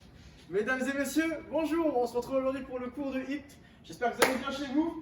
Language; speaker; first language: French; native; French